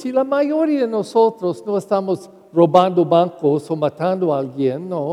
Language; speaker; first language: Spanish; non-native, learner; English